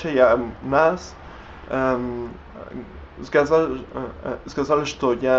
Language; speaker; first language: Russian; non-native, learner; Spanish